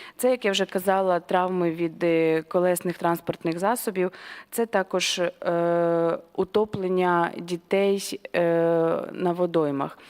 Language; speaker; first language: Ukrainian; native; Ukrainian